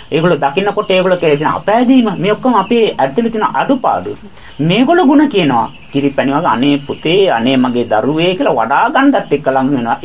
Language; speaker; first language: Sinhala; non-native, fluent; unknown